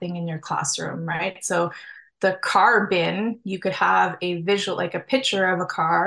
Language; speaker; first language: English; native; English